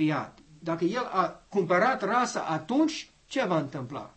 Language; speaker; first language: Romanian; non-native, learner; English